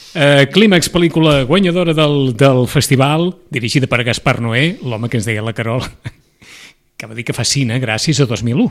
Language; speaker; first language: Catalan; native; Catalan